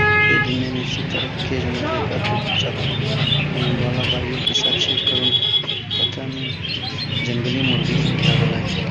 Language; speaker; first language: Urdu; non-native, local second language; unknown